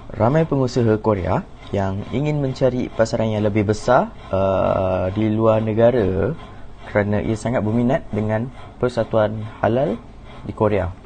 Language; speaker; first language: Malay; native; Malay